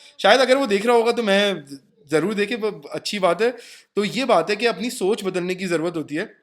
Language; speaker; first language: Urdu; native; Urdu